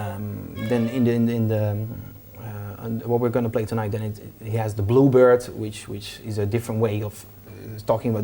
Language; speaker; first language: English; non-native, fluent; Dutch